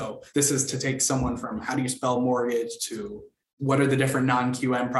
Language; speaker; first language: English; native; English